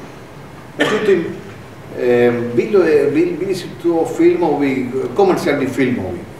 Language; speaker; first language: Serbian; non-native, fluent; Spanish